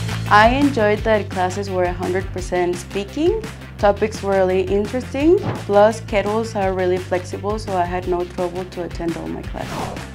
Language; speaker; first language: English; non-native, fluent; Spanish